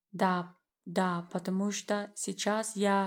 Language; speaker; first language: Russian; non-native, learner; English